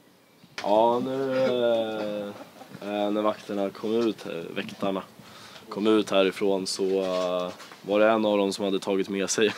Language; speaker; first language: Swedish; native; Swedish